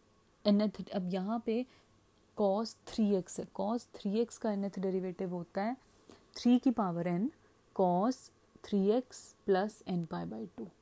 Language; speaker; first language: Hindi; native; Hindi